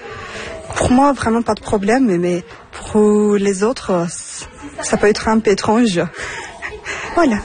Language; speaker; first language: French; non-native, fluent; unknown